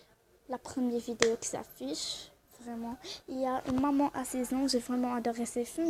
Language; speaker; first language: French; non-native, learner; Arabic